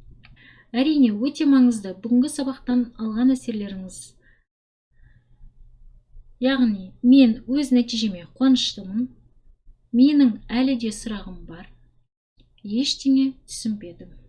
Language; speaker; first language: Kazakh; native; Kazakh